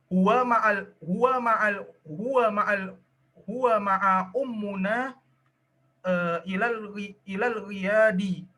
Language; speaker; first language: Arabic; non-native, learner; Indonesian